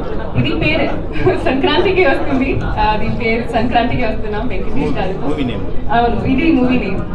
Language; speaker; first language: Telugu; non-native, learner; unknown